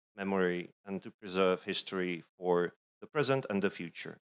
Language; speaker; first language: English; non-native, fluent; Czech